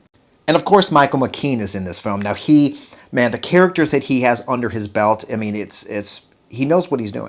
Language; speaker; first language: English; native; English